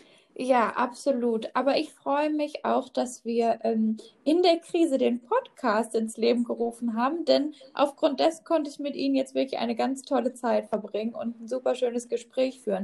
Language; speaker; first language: German; native; German